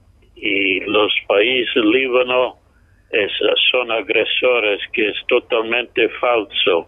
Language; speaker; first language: Spanish; non-native, fluent; English